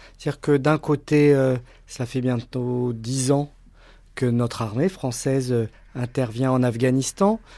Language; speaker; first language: French; native; French